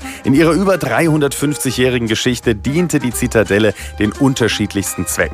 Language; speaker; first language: German; native; German